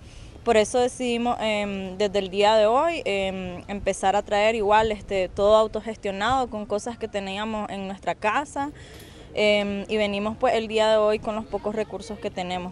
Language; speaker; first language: Spanish; native; Spanish